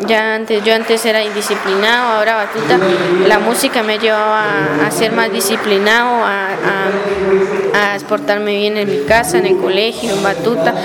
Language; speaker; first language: Spanish; native; Spanish